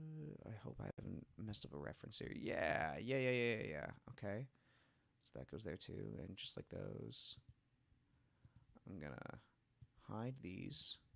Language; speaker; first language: English; native; English